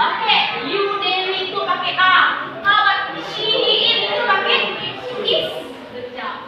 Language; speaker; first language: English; non-native, learner; Indonesian